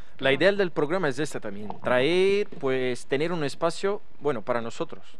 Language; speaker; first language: Spanish; non-native, fluent; Portuguese